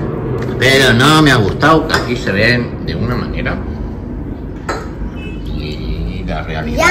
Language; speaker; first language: Spanish; native; Spanish